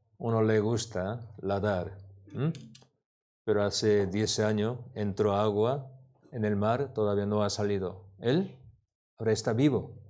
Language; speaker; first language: Spanish; non-native, learner; Korean